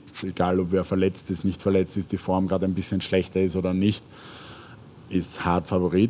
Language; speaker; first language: German; native; German